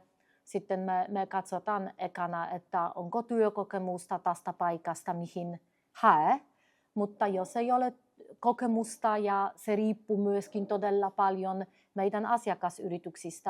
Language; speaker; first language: Finnish; non-native, fluent; Polish